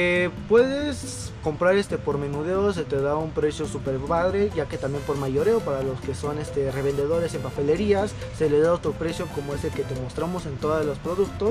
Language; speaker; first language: Spanish; native; Spanish